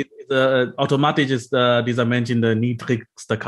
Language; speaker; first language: German; non-native, fluent; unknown